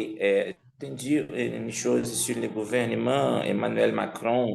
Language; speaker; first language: French; non-native, fluent; Portuguese